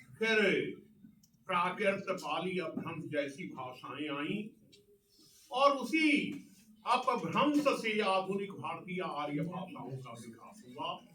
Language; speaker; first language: Hindi; non-native, local second language; Bhojpuri